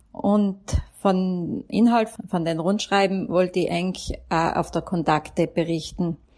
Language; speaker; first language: German; native; German